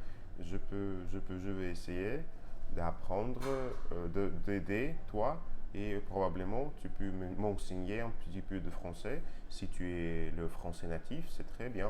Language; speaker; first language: French; non-native, learner; Russian